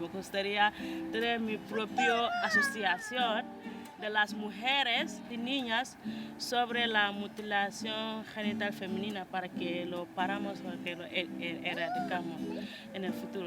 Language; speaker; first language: Spanish; non-native, fluent; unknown